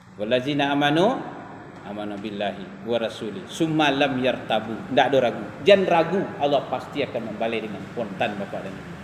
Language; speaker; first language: Malay; non-native, local second language; Minangkabau